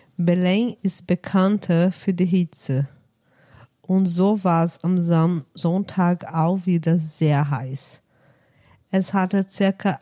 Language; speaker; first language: German; non-native, fluent; Portuguese